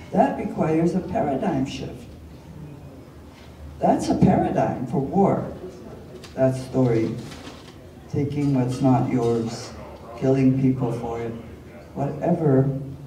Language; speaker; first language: English; native; English